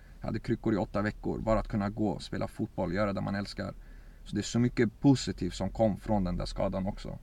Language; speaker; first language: Swedish; early bilingual, other home language; Kurdish